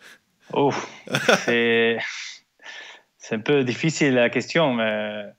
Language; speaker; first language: French; non-native, learner; Spanish